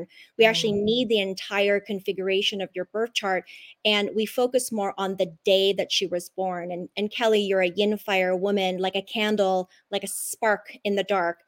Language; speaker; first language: English; non-native, local second language; Cantonese